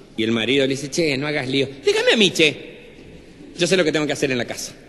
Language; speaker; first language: Spanish; native; Spanish